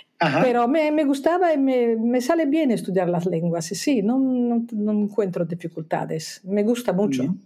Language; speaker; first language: Spanish; non-native, fluent; Italian